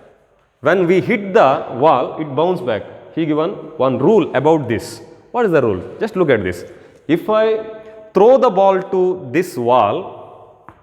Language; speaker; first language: English; non-native, local second language; Kannada